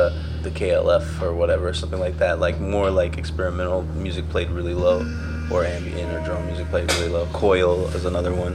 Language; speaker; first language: English; native; English